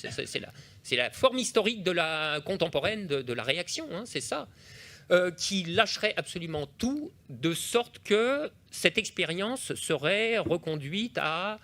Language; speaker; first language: French; native; French